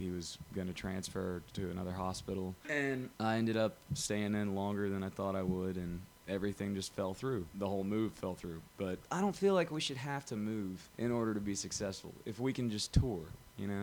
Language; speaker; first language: English; native; English